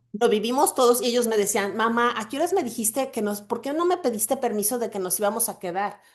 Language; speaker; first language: Spanish; native; Spanish